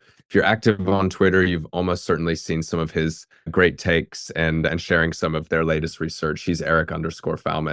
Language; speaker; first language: English; native; English